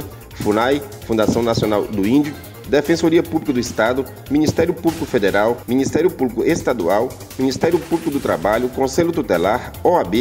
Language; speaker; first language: Portuguese; native; Portuguese